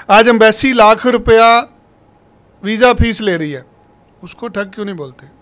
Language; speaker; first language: Hindi; native; Hindi